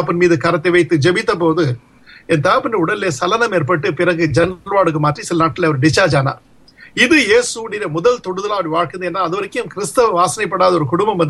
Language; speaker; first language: Tamil; native; Tamil